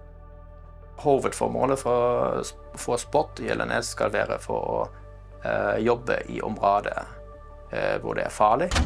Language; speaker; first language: Norwegian; non-native, fluent; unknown